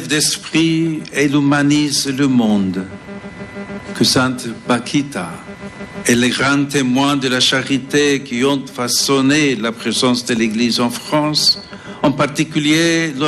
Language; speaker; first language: French; non-native, fluent; English